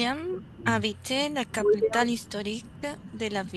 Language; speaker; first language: French; non-native, learner; Spanish